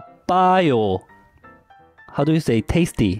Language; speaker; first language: English; non-native, fluent; Korean